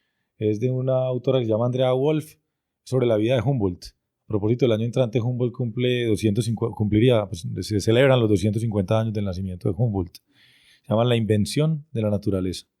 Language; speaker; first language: Spanish; native; Spanish